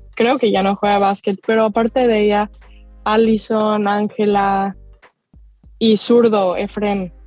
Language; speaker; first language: Spanish; early bilingual, other home language; English